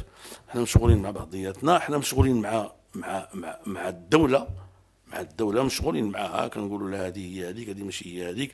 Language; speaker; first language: Arabic; native; Arabic